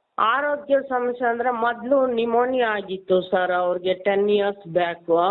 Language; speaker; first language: Kannada; native; Kannada